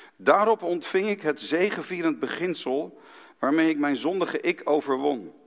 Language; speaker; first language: Dutch; native; Dutch